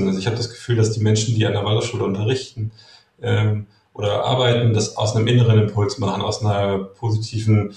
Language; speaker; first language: German; native; German